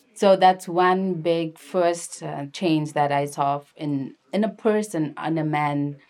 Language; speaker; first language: English; non-native, local second language; Nepali